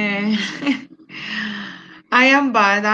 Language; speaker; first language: English; non-native, learner; Spanish